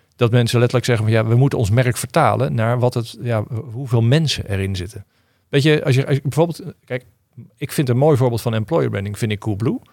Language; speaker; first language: Dutch; native; Dutch